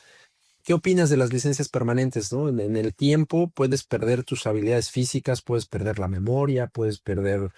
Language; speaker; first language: Spanish; native; Spanish